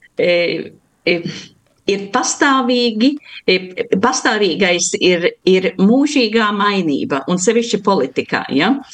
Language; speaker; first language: Latvian; native; Latvian